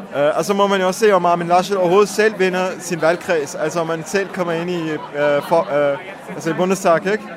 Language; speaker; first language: Danish; early bilingual, heritage; Danish